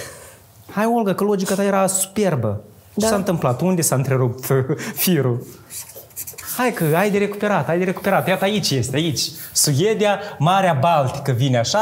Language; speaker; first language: Romanian; native; Romanian